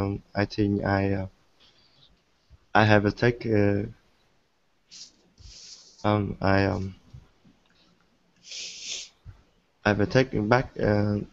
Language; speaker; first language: English; non-native, learner; Vietnamese